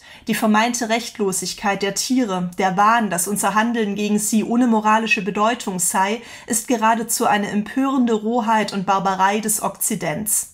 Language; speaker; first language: German; native; German